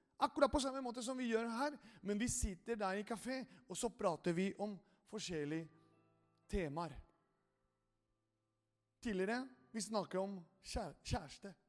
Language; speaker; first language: Norwegian; non-native, fluent; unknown